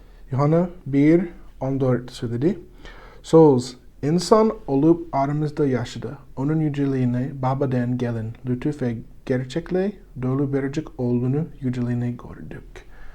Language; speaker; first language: Turkish; non-native, learner; English